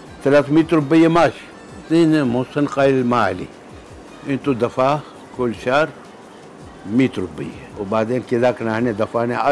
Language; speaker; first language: Arabic; non-native, local second language; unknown